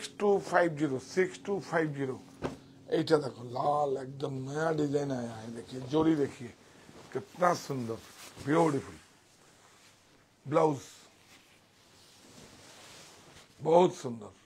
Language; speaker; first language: Hindi; non-native, local second language; Bangla